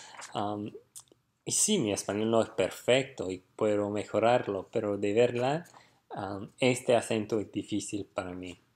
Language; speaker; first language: Spanish; non-native, fluent; English